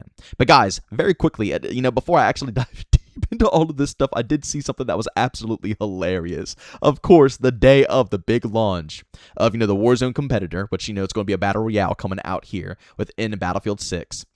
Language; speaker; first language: English; native; English